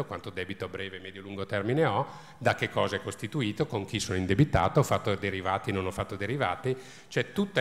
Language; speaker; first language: Italian; native; Italian